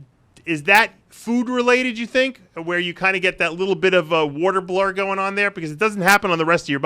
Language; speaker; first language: English; native; English